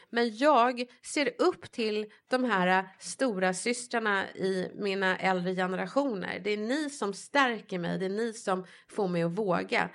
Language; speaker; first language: Swedish; native; Swedish